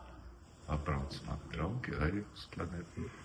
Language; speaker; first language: Latvian; non-native, local second language; Russian